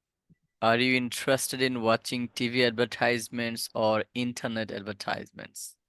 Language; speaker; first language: English; non-native, fluent; Bangla